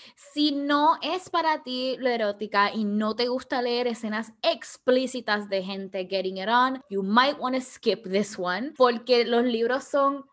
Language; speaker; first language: Spanish; early bilingual, heritage; Spanish